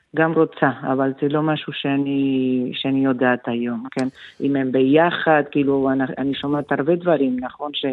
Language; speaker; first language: Hebrew; non-native, fluent; Spanish